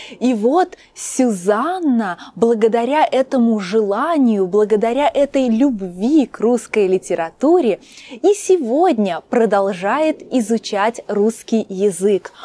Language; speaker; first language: Russian; native; Russian